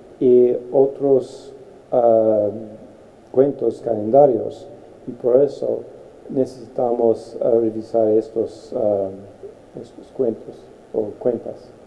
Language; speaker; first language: Spanish; non-native, fluent; English